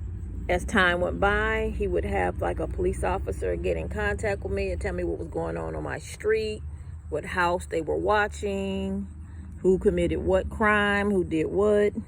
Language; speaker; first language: English; native; English